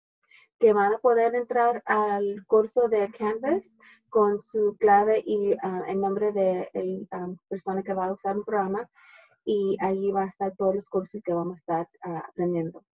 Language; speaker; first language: Spanish; early bilingual, heritage; Spanish